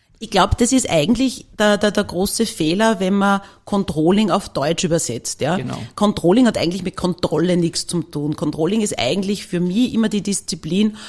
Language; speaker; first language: German; native; German